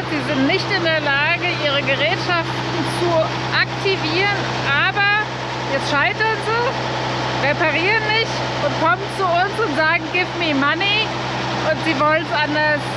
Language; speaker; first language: German; native; German